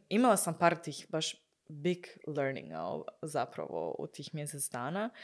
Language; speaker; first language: Croatian; early bilingual, heritage; Croatian